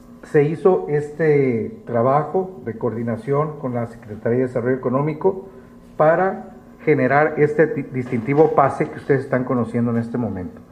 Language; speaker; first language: Spanish; native; Spanish